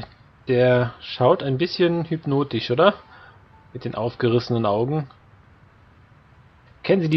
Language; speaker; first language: German; native; German